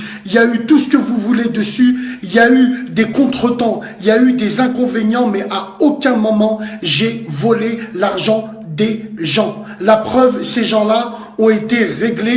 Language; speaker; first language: French; native; French